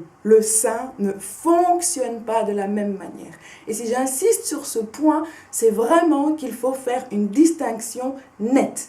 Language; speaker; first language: French; native; French